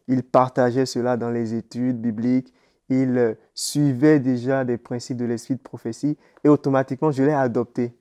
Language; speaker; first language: French; native; French